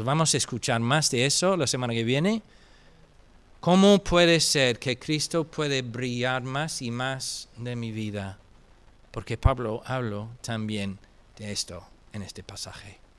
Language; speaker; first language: Spanish; non-native, fluent; English